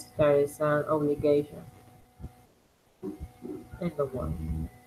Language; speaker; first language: English; non-native, learner; Spanish